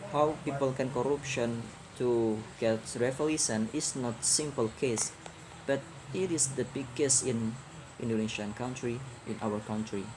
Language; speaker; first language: English; non-native, learner; Indonesian